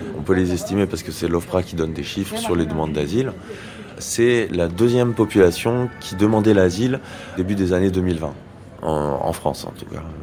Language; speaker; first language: French; native; French